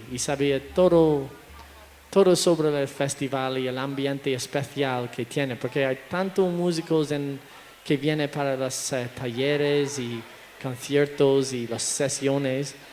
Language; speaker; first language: Spanish; non-native, fluent; English